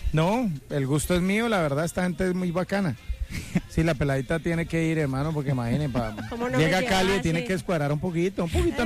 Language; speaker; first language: Spanish; native; Spanish